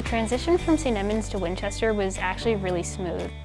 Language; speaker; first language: English; native; English